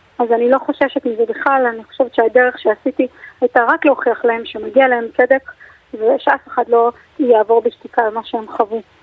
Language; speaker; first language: Hebrew; native; Hebrew